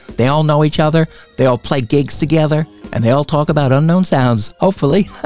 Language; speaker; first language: English; native; English